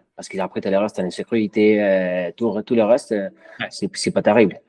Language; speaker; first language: French; non-native, fluent; Spanish